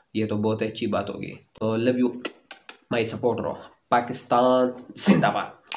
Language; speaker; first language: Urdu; native; Urdu